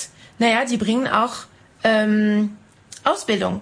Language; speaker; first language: German; non-native, fluent; French